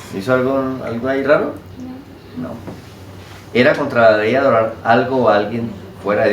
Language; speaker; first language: Spanish; native; Spanish